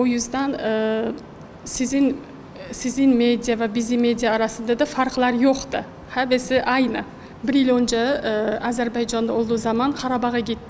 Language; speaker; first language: Turkish; non-native, learner; Uzbek